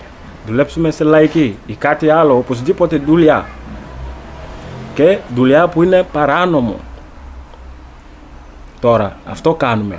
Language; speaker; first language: Greek; non-native, learner; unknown